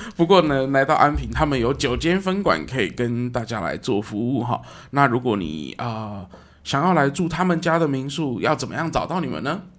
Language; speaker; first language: Chinese; native; Chinese